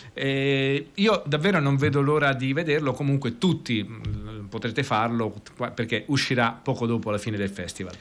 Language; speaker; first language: Italian; native; Italian